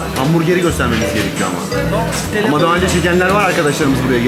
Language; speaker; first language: Turkish; native; Turkish